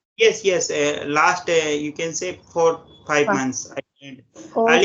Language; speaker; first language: English; non-native, local second language; Hindi